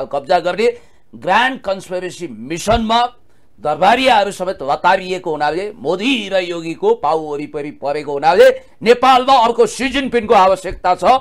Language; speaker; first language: Nepali; native; Nepali